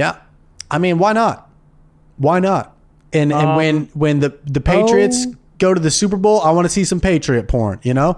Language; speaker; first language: English; native; English